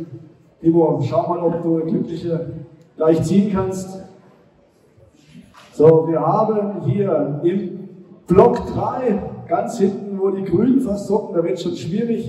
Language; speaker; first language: German; native; German